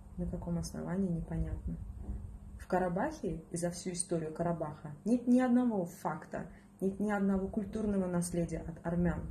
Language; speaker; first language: Russian; non-native, local second language; Azerbaijani